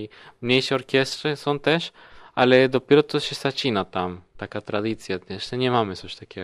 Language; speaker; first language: Polish; non-native, learner; Spanish